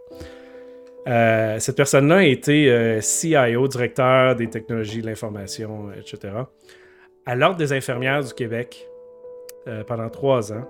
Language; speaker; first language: French; native; French